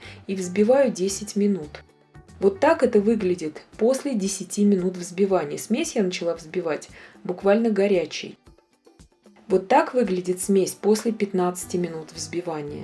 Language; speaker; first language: Russian; native; Russian